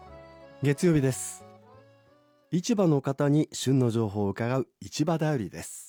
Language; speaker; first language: Japanese; native; Japanese